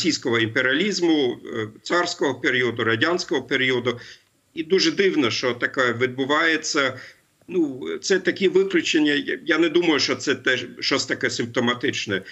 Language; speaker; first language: Ukrainian; non-native, fluent; German